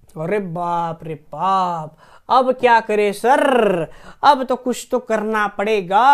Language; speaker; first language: Hindi; non-native, local second language; Marathi